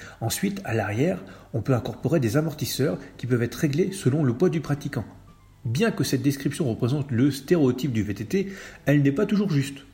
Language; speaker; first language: French; native; French